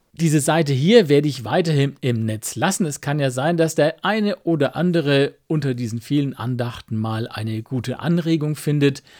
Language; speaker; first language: German; native; German